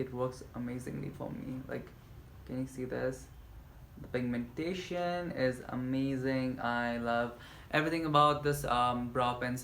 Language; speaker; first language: English; non-native, local second language; Nepali